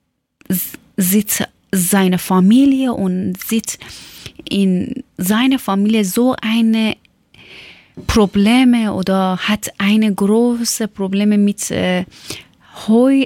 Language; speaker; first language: German; non-native, learner; Persian